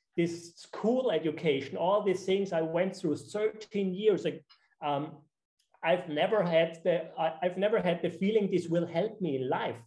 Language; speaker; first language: English; non-native, fluent; German